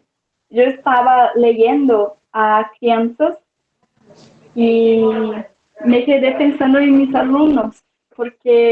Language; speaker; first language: Spanish; non-native, learner; Portuguese